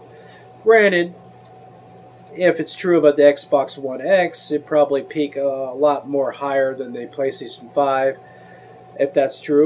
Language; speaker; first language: English; native; English